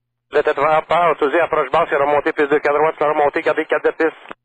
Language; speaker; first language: French; native; French